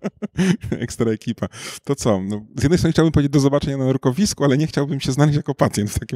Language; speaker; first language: Polish; native; Polish